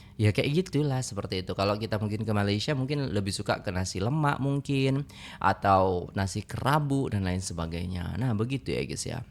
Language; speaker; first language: Indonesian; native; Indonesian